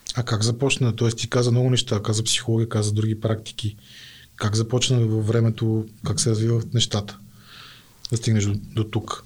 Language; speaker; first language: Bulgarian; native; Bulgarian